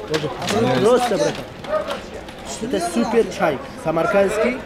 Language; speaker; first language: Russian; non-native, local second language; Uzbek